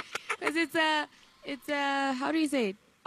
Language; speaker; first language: English; non-native, local second language; Shona